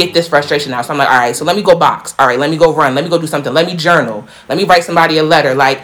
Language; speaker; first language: English; native; English